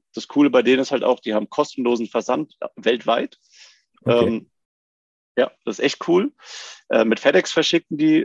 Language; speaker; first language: German; native; German